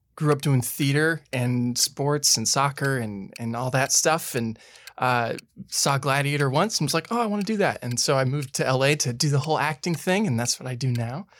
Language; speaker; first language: English; native; English